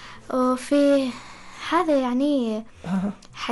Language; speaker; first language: Arabic; non-native, learner; Persian